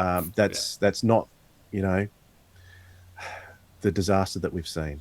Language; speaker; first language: English; native; English